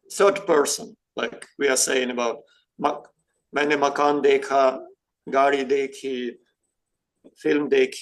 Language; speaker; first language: Hindi; non-native, fluent; Ukrainian